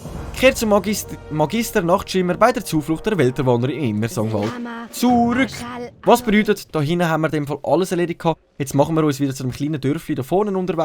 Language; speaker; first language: German; native; German